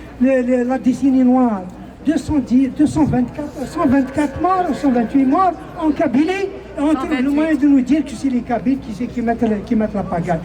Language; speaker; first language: French; non-native, local second language; Kabyle